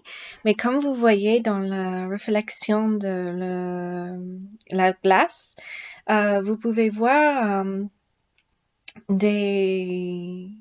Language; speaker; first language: French; non-native, learner; English